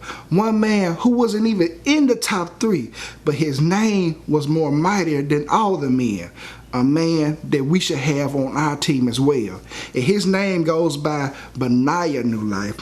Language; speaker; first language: English; native; English